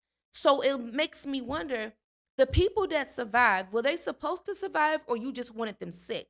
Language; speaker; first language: English; native; English